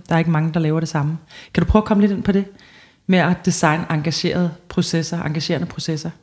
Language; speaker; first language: Danish; native; Danish